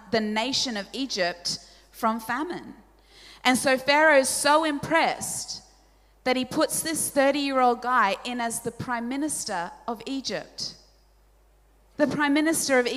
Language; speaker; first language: English; non-native, local second language; Polish